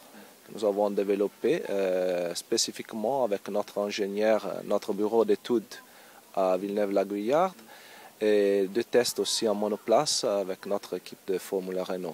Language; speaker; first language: French; non-native, learner; Italian